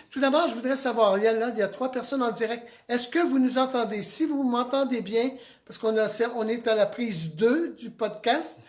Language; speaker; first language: French; native; French